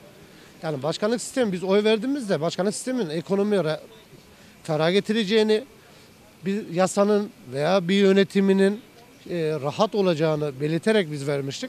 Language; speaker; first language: Turkish; native; Turkish